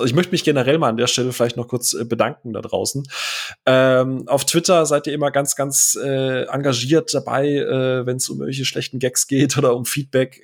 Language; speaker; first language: German; native; German